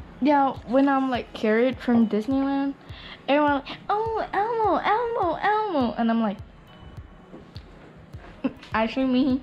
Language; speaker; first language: English; non-native, learner; Thai